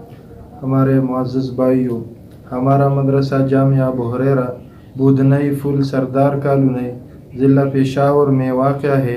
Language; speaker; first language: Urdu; non-native, local second language; Pashto